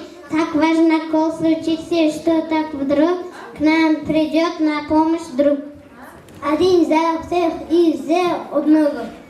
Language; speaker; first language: Russian; non-native, learner; Uzbek